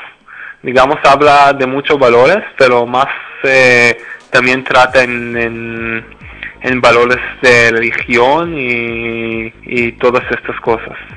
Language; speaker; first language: Spanish; non-native, fluent; Hebrew